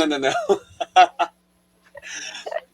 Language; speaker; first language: English; non-native, learner; Korean